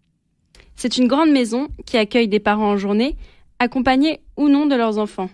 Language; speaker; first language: French; native; French